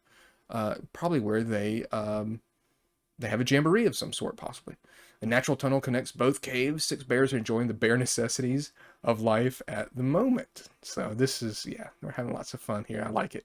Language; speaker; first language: English; native; English